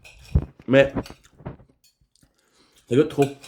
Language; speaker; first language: French; native; French